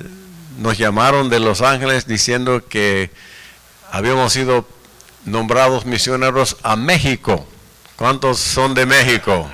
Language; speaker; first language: Spanish; non-native, fluent; English